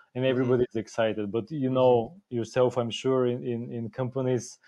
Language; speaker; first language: English; non-native, fluent; Bulgarian